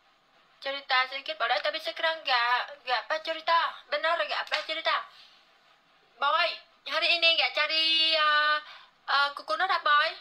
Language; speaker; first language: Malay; non-native, learner; Vietnamese